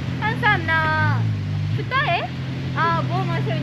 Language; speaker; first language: Korean; non-native, learner; Japanese